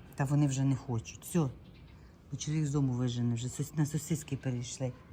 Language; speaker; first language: Ukrainian; non-native, local second language; Russian